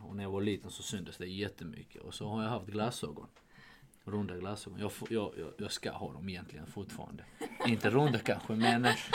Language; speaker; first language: Swedish; non-native, fluent; Georgian